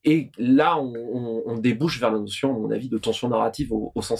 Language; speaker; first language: French; native; French